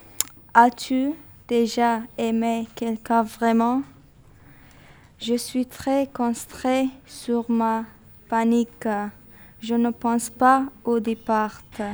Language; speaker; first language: French; non-native, learner; Persian